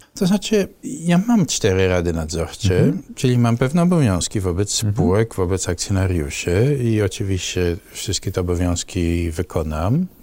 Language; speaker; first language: Polish; non-native, fluent; Dutch